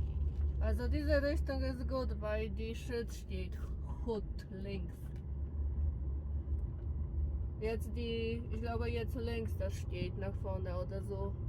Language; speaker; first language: German; non-native, learner; Polish